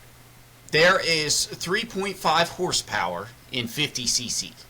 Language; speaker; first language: English; native; English